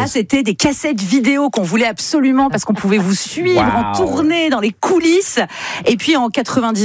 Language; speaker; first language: French; native; French